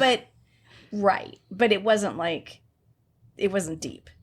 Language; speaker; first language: English; native; English